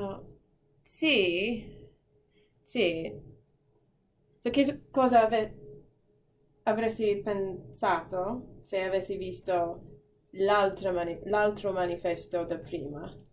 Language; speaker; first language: Italian; non-native, fluent; English